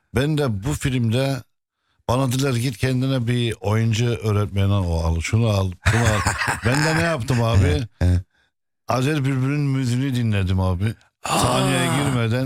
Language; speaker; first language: Turkish; non-native, fluent; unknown